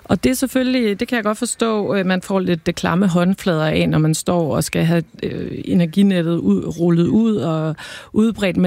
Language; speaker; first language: Danish; native; Danish